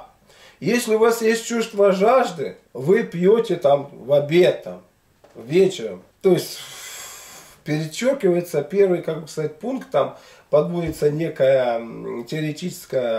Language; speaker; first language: Russian; native; Russian